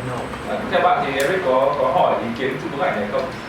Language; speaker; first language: Vietnamese; native; Vietnamese